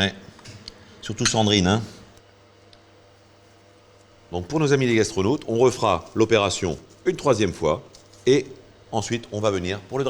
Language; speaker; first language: French; native; French